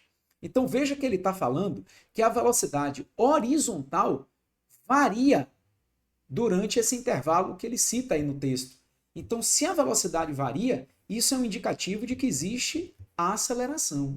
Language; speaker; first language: Portuguese; native; Portuguese